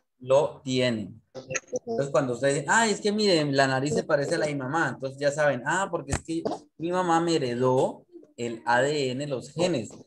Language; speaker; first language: Spanish; native; Spanish